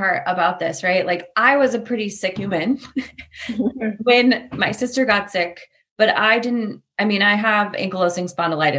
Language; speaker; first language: English; native; English